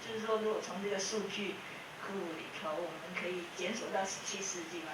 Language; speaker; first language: Chinese; native; Chinese